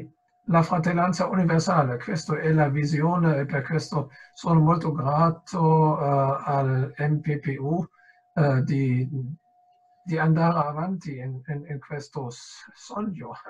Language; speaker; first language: Italian; non-native, fluent; German